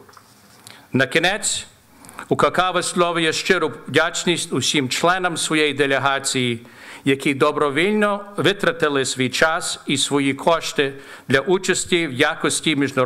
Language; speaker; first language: Ukrainian; early bilingual, heritage; Ukrainian